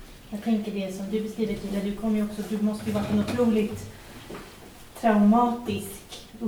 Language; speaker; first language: Swedish; native; Swedish